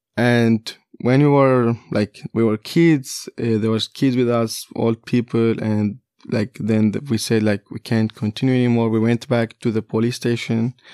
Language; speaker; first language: English; non-native, fluent; Kurdish